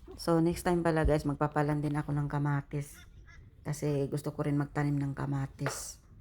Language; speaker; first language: Filipino; non-native, local second language; Cebuano